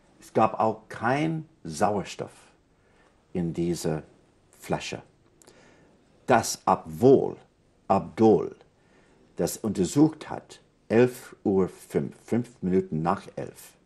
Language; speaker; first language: German; non-native, fluent; English